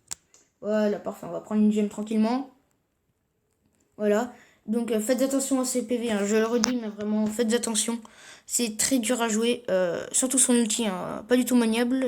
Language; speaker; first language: French; native; French